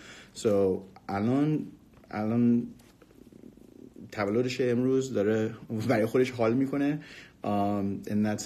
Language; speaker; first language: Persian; early bilingual, heritage; Persian